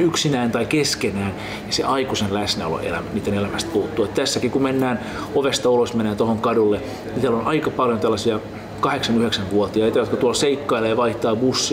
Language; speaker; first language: Finnish; native; Finnish